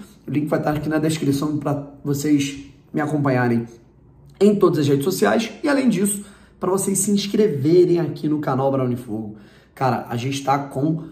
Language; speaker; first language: Portuguese; native; Portuguese